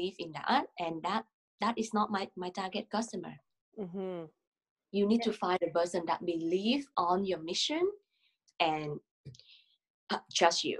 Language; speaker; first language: English; non-native, learner; Vietnamese